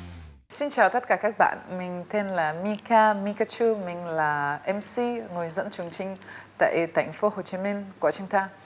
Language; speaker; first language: Vietnamese; non-native, fluent; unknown